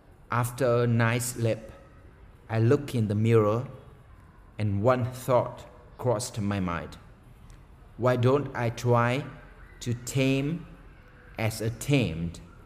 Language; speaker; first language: English; non-native, learner; Vietnamese